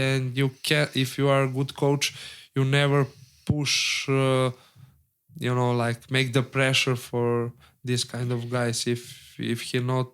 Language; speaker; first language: English; non-native, learner; Serbian